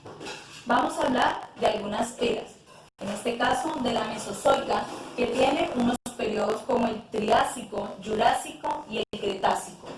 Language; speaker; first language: Spanish; native; Spanish